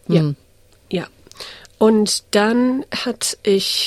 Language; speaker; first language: German; non-native, fluent; English